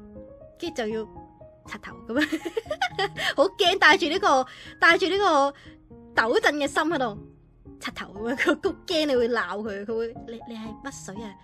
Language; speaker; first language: Cantonese; native; Cantonese